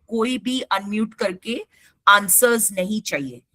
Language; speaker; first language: Hindi; non-native, local second language; Marathi